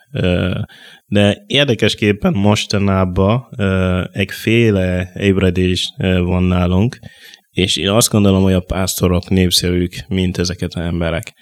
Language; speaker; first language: Hungarian; non-native, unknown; Mossi